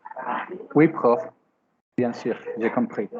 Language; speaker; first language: French; non-native, learner; Spanish